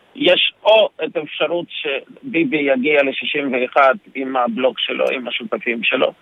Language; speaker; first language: Hebrew; early bilingual, other home language; Ukrainian